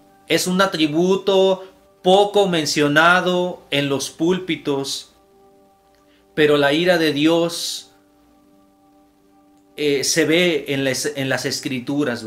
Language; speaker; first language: Spanish; native; Spanish